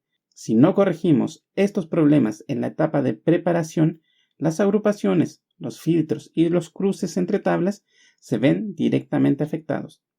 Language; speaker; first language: Spanish; native; Spanish